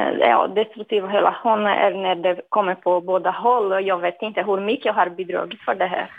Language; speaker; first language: Swedish; non-native, fluent; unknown